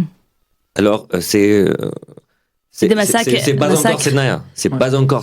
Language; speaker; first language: French; non-native, learner; Arabic